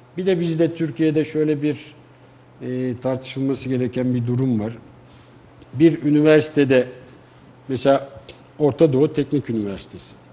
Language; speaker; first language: Turkish; native; Turkish